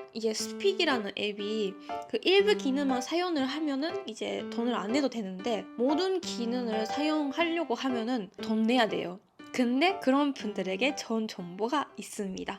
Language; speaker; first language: Korean; non-native, fluent; Japanese